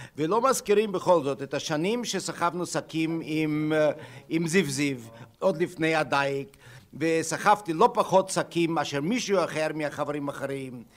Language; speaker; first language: Hebrew; non-native, fluent; German